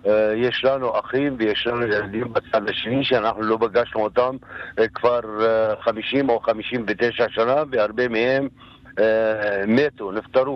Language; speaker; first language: Hebrew; non-native, local second language; Arabic